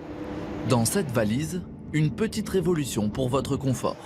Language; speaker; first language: French; native; French